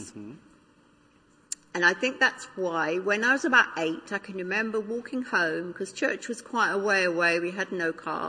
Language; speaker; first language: English; native; English